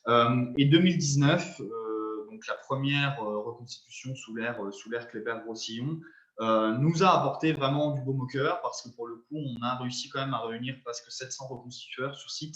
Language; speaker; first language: French; native; French